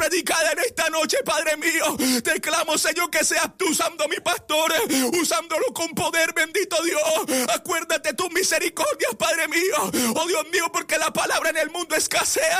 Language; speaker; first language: Spanish; native; Spanish